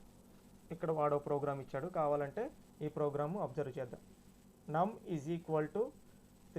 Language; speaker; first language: Telugu; native; Telugu